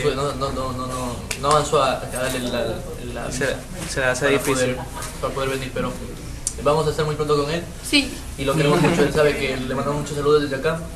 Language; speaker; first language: Spanish; native; Spanish